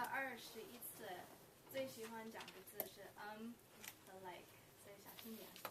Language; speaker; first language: Chinese; non-native, learner; English